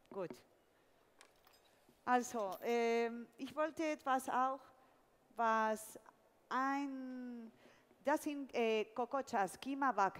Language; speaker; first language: German; non-native, fluent; Spanish